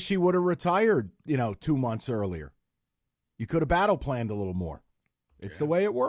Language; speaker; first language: English; native; English